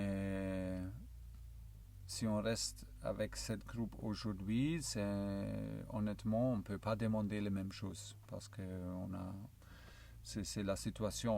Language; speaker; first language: French; non-native, learner; German